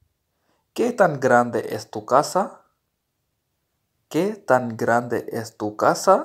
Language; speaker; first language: Spanish; non-native, learner; Urdu